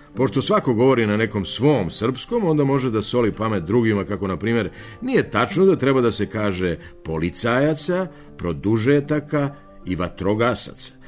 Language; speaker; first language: Serbian; native; Serbian